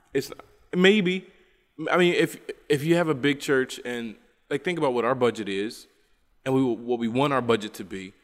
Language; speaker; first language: English; native; English